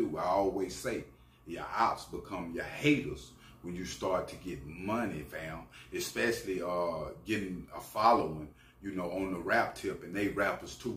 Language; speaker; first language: English; native; English